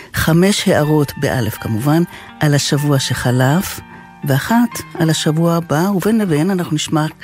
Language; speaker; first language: Hebrew; native; Hebrew